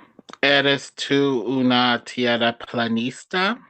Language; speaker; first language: Spanish; non-native, learner; English